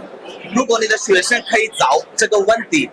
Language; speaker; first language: Chinese; non-native, learner; Hindi